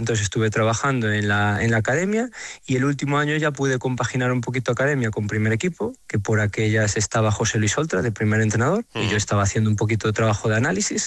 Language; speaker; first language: Spanish; native; Spanish